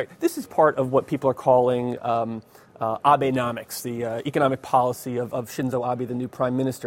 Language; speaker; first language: English; native; English